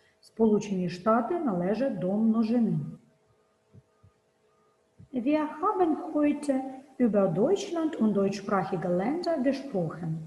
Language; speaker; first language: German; non-native, fluent; Ukrainian